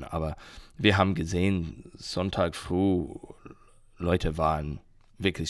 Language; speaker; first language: German; non-native, learner; English